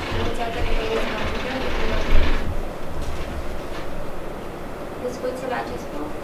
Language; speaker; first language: Romanian; native; Romanian